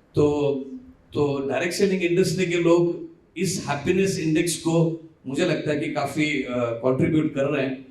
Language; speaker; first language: Hindi; non-native, local second language; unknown